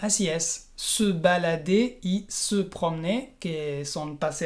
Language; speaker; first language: Spanish; non-native, fluent; French